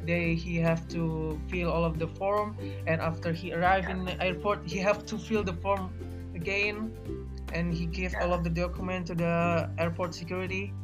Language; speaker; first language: English; non-native, learner; Indonesian